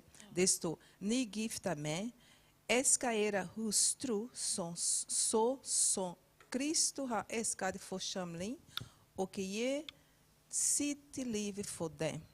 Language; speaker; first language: Swedish; non-native, fluent; Portuguese